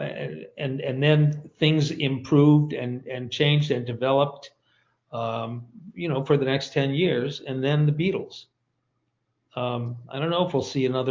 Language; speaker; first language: English; native; English